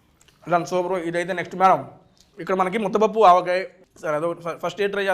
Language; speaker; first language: Telugu; native; Telugu